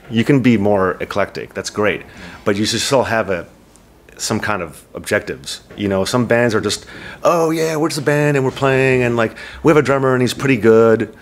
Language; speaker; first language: English; native; English